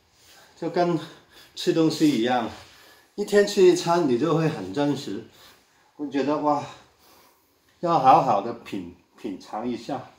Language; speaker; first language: Chinese; non-native, local second language; Cantonese